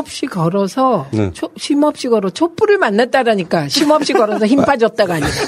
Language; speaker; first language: Korean; native; Korean